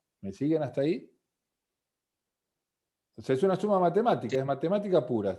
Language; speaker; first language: Spanish; native; Spanish